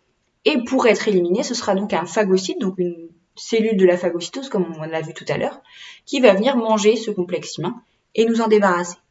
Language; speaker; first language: French; native; French